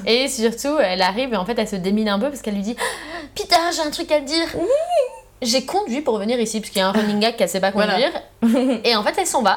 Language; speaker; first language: French; native; French